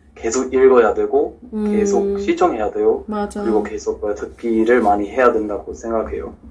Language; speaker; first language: Korean; non-native, fluent; English